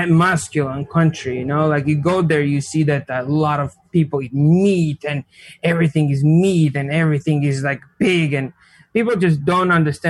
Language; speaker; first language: English; non-native, fluent; Georgian